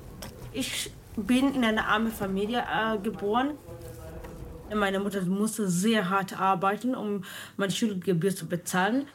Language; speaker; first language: German; non-native, fluent; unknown